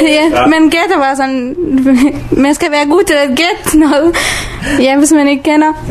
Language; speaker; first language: Danish; early bilingual, other home language; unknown